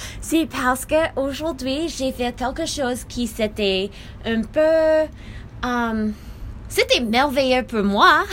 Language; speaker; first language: French; non-native, learner; English